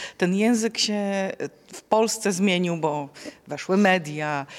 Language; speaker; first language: Polish; native; Polish